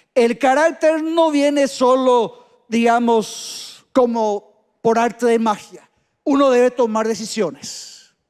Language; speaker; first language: Spanish; native; Spanish